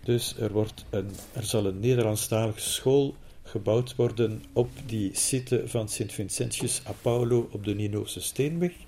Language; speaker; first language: Dutch; non-native, local second language; French